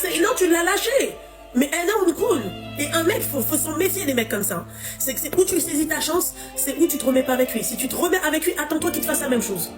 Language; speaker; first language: French; native; French